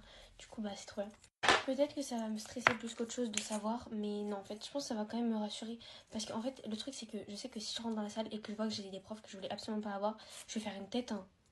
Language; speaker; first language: French; native; French